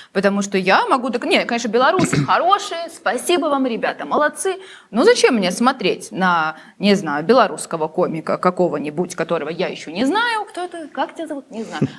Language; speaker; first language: Russian; native; Russian